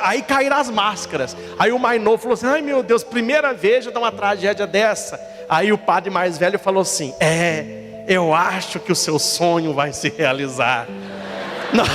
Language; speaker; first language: Portuguese; native; Portuguese